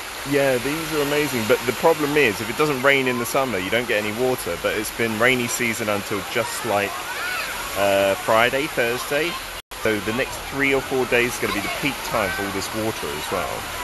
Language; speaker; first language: English; native; English